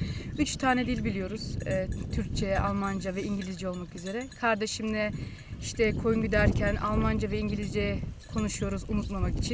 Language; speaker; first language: Turkish; early bilingual, heritage; Turkish